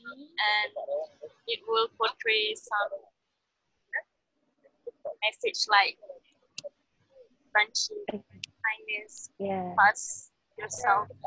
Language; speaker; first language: English; non-native, learner; Malay